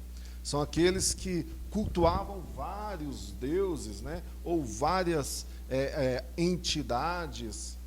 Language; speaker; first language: Portuguese; native; Portuguese